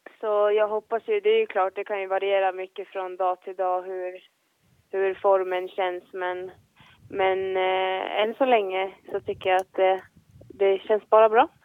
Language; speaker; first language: Swedish; native; Swedish